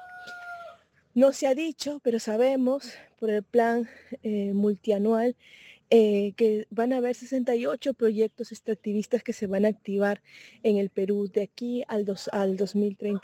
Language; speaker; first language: Spanish; native; Spanish